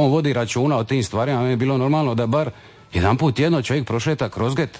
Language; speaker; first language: Serbian; native; Serbian